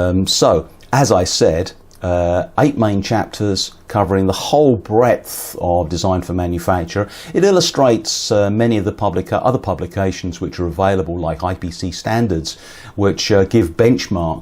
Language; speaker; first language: English; native; English